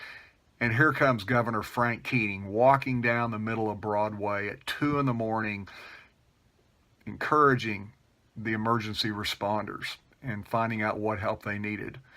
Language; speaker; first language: English; native; English